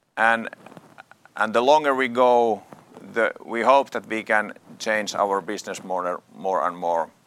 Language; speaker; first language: English; non-native, fluent; Finnish